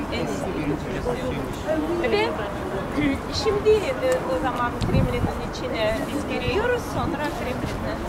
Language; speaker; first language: Turkish; non-native, fluent; Russian